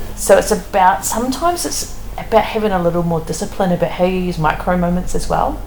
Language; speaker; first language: English; native; English